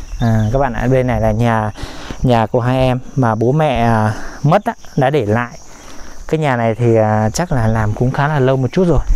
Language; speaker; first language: Vietnamese; non-native, local second language; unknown